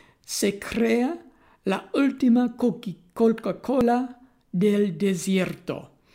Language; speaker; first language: Spanish; non-native, learner; English